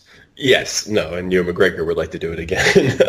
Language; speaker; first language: English; native; English